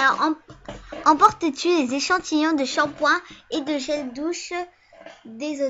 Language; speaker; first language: French; early bilingual, other home language; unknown